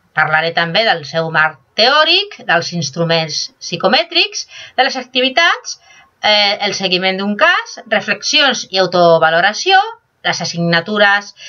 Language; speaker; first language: Catalan; non-native, local second language; Spanish